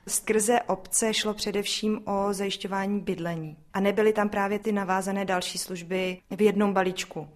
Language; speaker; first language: Czech; native; Czech